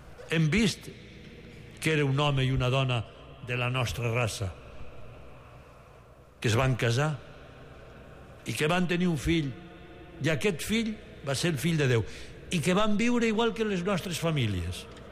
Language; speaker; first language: Catalan; native; Catalan